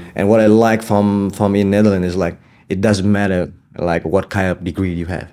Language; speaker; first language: English; non-native, fluent; Vietnamese